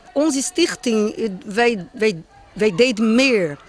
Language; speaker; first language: Dutch; non-native, learner; Portuguese